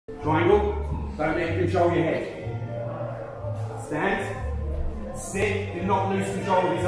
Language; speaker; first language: English; native; English